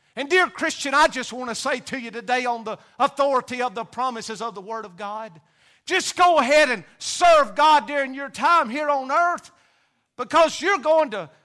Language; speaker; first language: English; native; English